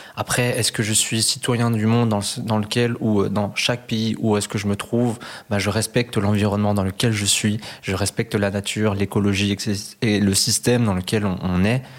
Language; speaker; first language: French; early bilingual, other home language; Spanish